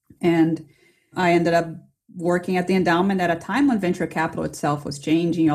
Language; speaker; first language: English; non-native, fluent; Portuguese